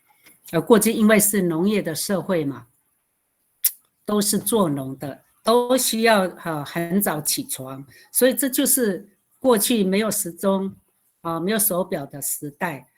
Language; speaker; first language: Chinese; non-native, local second language; Amis